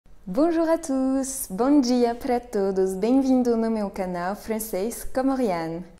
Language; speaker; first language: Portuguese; non-native, fluent; French